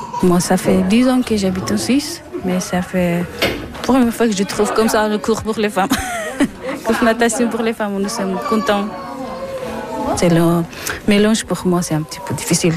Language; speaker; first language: French; non-native, learner; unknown